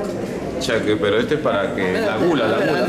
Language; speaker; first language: Spanish; native; Spanish